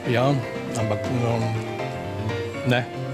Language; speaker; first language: Slovenian; native; Slovenian